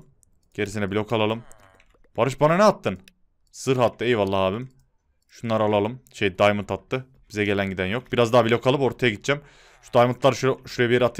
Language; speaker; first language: Turkish; native; Turkish